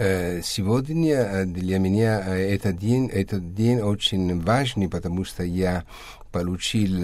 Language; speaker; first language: Russian; non-native, fluent; Italian